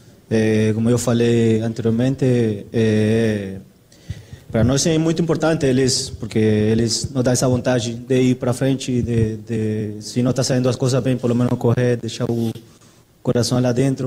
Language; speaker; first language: Portuguese; non-native, fluent; Spanish